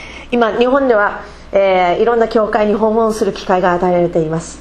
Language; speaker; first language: Japanese; non-native, fluent; English